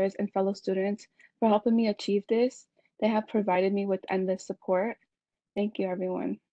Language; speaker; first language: English; non-native, fluent; Portuguese